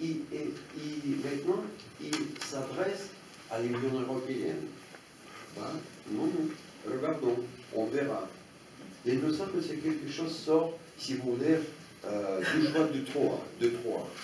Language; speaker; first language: French; non-native, fluent; Russian